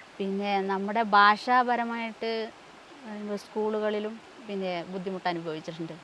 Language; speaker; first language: Malayalam; non-native, local second language; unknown